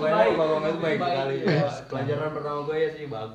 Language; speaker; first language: Malay; native; Malay